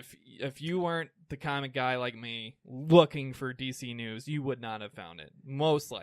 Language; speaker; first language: English; native; English